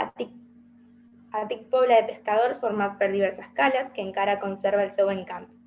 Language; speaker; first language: Catalan; non-native, learner; Spanish